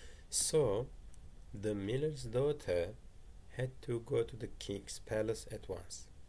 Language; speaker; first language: English; non-native, fluent; Turkish